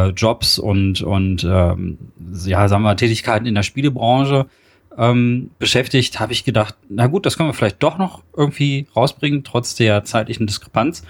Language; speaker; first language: German; native; German